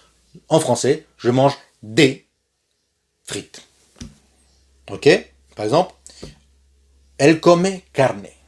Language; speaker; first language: French; non-native, fluent; Spanish